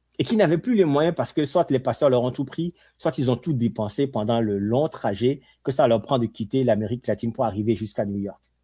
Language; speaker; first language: French; non-native, local second language; Ewe